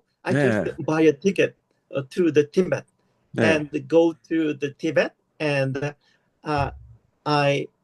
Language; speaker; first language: English; non-native, learner; Korean